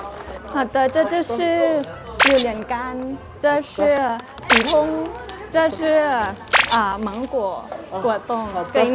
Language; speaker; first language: Chinese; non-native, learner; Thai